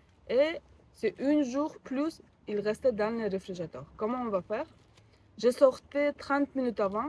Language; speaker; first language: French; non-native, learner; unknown